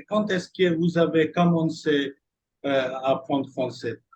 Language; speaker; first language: French; non-native, fluent; Urdu